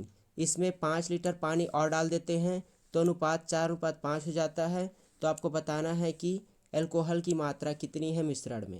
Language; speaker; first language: Hindi; native; Hindi